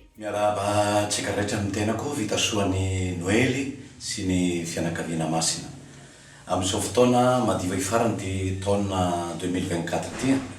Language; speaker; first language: Malagasy; non-native, fluent; Spanish